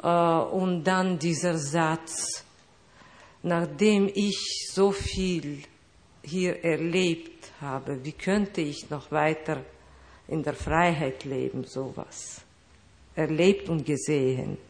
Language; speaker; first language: German; non-native, fluent; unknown